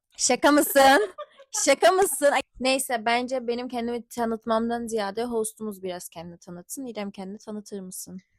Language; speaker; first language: Turkish; early bilingual, heritage; Turkish